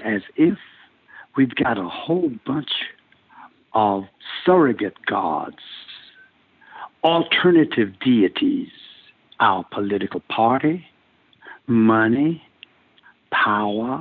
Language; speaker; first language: English; native; English